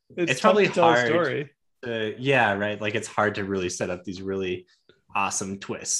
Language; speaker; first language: English; native; English